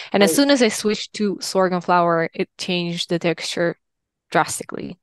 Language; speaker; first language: English; non-native, fluent; Russian